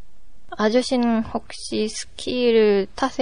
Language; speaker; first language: Korean; non-native, learner; Japanese